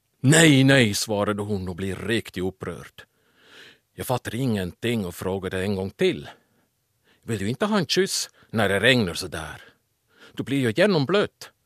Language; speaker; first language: Swedish; non-native, fluent; German